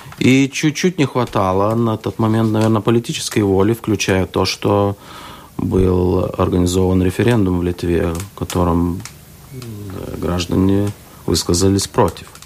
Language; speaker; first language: Russian; non-native, local second language; Lithuanian